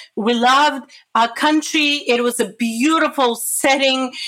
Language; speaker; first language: English; non-native, fluent; Bulgarian